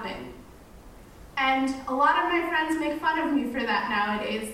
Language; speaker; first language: English; non-native, fluent; Arabic